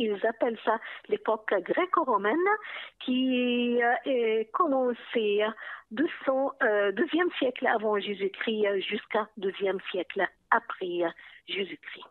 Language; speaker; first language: French; non-native, fluent; Arabic